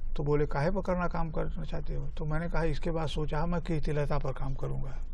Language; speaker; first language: Hindi; native; Hindi